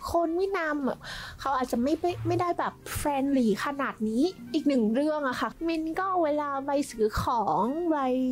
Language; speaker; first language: Thai; non-native, fluent; Vietnamese